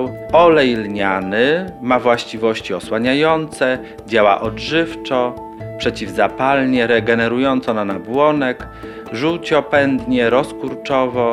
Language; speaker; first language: Polish; native; Polish